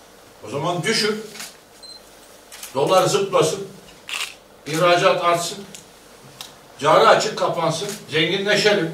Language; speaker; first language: Turkish; native; Turkish